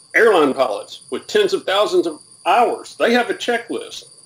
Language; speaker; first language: English; native; English